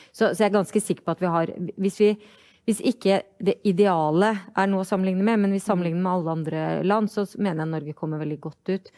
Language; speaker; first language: Norwegian; native; Norwegian